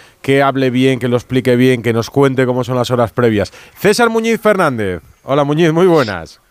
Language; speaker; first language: Spanish; native; Spanish